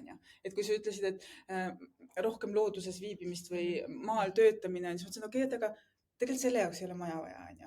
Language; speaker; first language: Estonian; native; Estonian